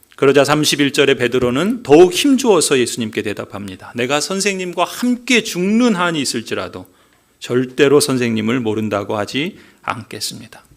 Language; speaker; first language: Korean; native; Korean